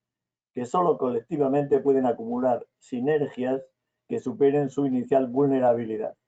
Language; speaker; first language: Spanish; native; Spanish